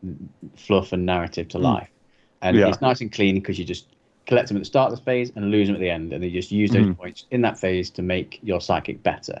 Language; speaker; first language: English; native; English